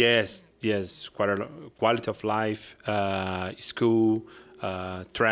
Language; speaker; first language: English; non-native, learner; Portuguese